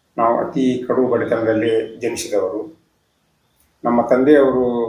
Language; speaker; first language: Kannada; native; Kannada